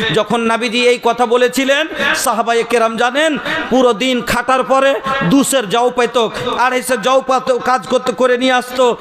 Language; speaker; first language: Bangla; non-native, local second language; Bhojpuri